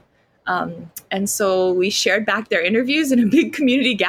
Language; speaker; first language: English; native; English